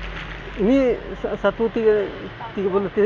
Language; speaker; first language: Indonesian; non-native, learner; Bangla